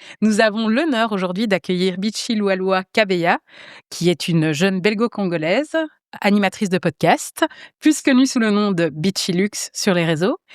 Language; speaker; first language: French; native; French